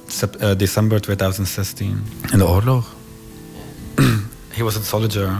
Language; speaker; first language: Dutch; non-native, learner; Arabic